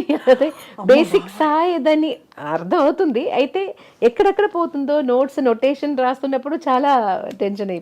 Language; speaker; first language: Telugu; non-native, local second language; Malayalam